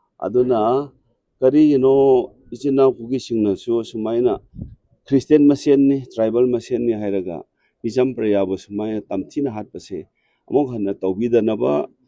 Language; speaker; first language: Manipuri; non-native, local second language; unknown